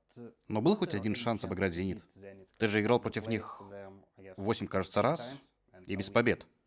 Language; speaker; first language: Russian; native; Russian